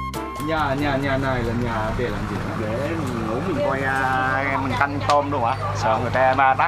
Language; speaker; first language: Vietnamese; non-native, fluent; Korean